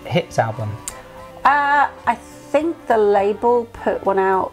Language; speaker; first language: English; native; English